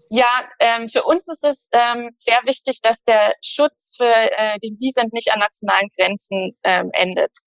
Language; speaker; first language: German; native; German